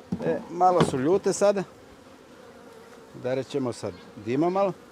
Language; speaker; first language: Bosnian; early bilingual, heritage; Serbian